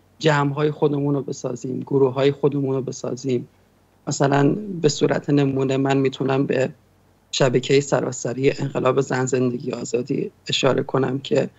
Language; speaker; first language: Persian; native; Persian